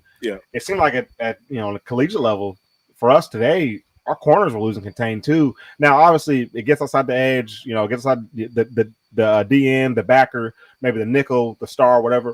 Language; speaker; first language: English; native; English